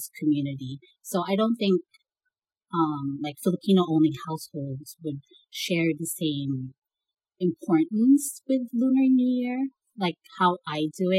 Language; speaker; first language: English; non-native, local second language; Bikol